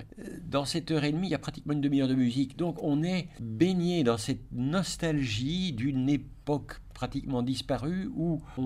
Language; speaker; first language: French; native; French